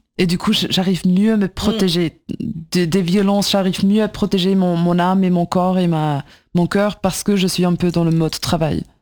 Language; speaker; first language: French; non-native, fluent; German